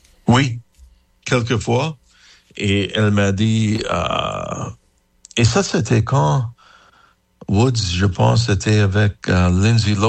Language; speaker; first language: French; non-native, learner; English